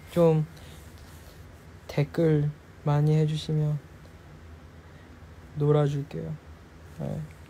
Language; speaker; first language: Korean; non-native, fluent; Chinese